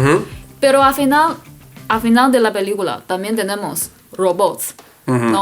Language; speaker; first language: Spanish; non-native, learner; Chinese